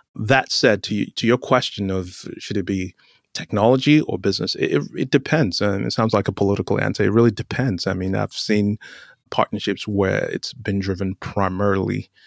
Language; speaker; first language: English; non-native, local second language; Yoruba